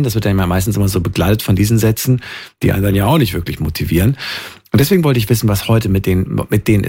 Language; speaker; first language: German; native; German